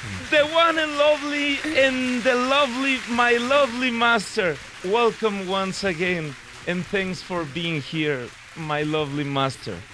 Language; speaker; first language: English; non-native, learner; Spanish